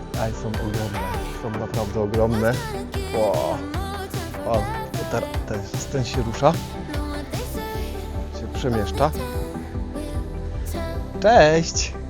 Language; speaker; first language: Polish; non-native, fluent; Swahili